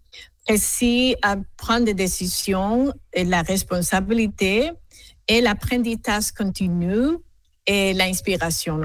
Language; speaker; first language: French; non-native, fluent; Spanish